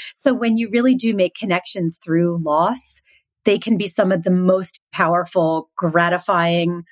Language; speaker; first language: English; native; English